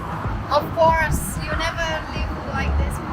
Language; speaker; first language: English; non-native, learner; Portuguese